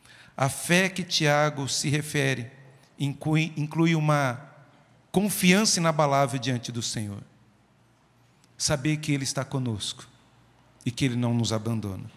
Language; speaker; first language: Portuguese; native; Portuguese